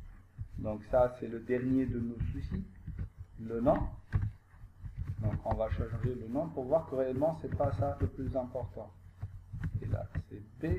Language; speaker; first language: French; non-native, local second language; Arabic